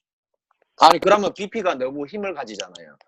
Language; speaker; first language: Korean; native; Korean